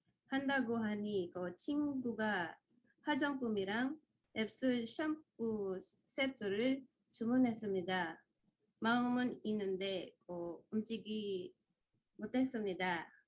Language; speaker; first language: Korean; non-native, fluent; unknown